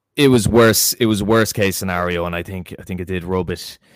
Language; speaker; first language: English; early bilingual, other home language; Portuguese